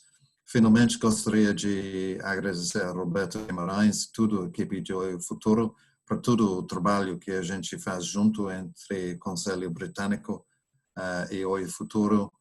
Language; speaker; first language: Portuguese; non-native, fluent; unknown